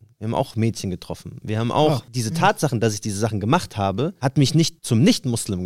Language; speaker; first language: German; native; German